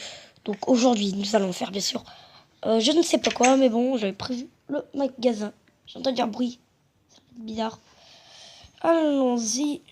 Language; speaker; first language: French; native; French